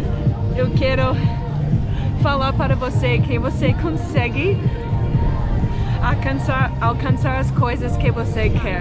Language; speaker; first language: Portuguese; non-native, fluent; English